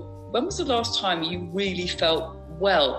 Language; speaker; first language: English; native; English